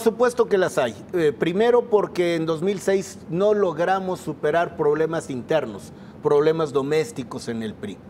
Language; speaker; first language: Spanish; native; Spanish